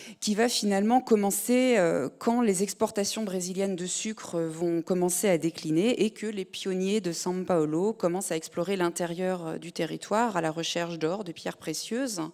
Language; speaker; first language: French; native; French